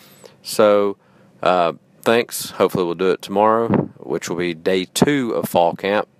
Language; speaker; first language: English; native; English